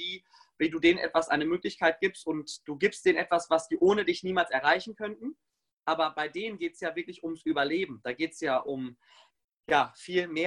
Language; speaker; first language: German; native; German